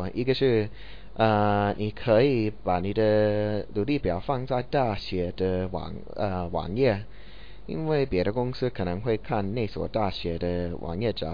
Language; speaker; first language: Chinese; non-native, learner; English